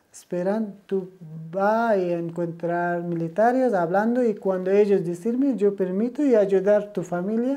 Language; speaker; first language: Spanish; non-native, learner; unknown